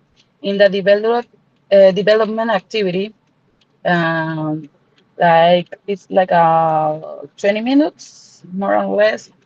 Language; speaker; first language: English; non-native, learner; Spanish